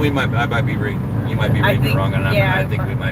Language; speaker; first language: English; native; English